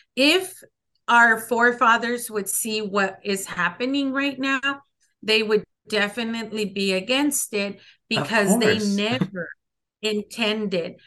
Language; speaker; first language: English; early bilingual, other home language; Spanish